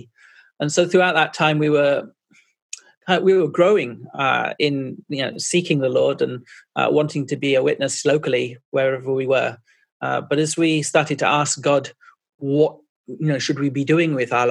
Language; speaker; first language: English; native; English